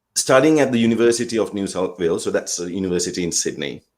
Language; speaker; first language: English; non-native, local second language; Sinhala